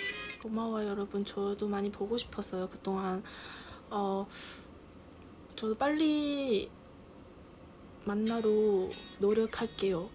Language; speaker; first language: Korean; non-native, fluent; Chinese